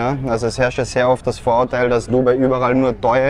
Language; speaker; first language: German; native; German